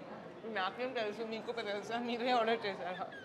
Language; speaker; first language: Telugu; non-native, local second language; Bangla